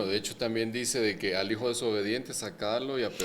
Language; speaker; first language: Spanish; native; Spanish